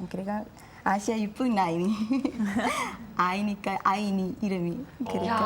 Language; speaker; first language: Korean; non-native, learner; Sinhala